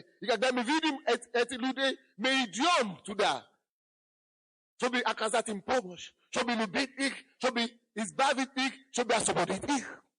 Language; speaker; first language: Russian; non-native, fluent; Yoruba